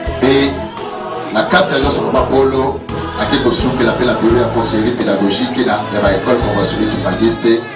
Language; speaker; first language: Lingala; native; Lingala